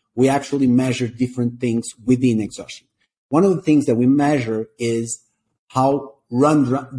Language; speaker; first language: English; non-native, fluent; Portuguese